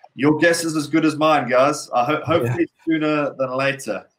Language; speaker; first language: English; native; English